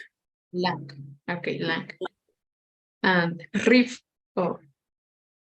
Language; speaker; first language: English; non-native, learner; Spanish